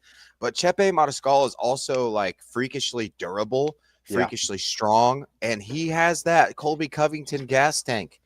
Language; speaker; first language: English; native; English